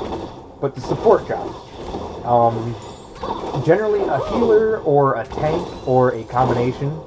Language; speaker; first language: English; native; English